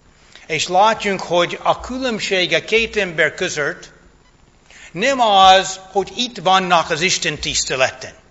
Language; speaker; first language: Hungarian; non-native, fluent; English